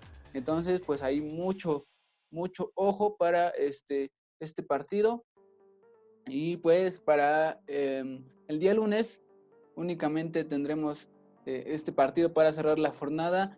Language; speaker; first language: Spanish; native; Spanish